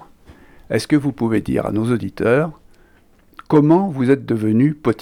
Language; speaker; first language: French; native; French